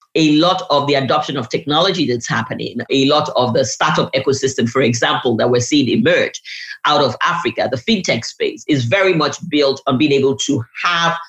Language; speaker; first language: English; non-native, local second language; Yoruba